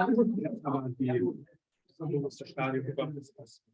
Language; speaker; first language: German; native; German